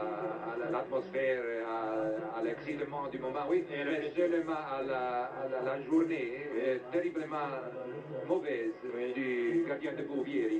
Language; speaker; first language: French; non-native, fluent; Italian